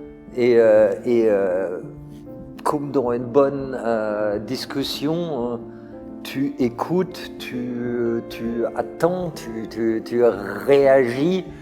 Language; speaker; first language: French; non-native, fluent; German